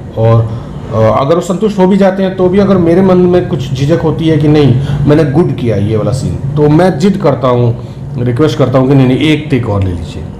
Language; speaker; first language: Hindi; native; Hindi